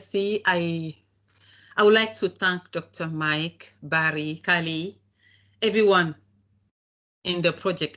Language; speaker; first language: English; non-native, learner; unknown